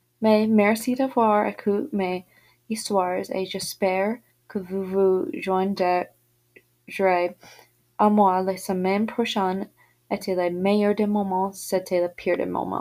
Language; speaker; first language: French; non-native, learner; English